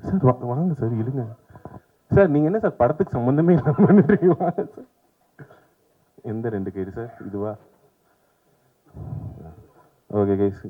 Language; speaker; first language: Tamil; native; Tamil